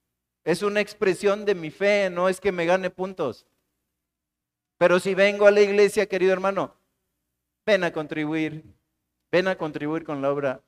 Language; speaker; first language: Spanish; native; Spanish